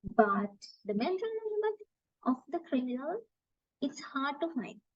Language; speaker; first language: English; non-native, local second language; Sinhala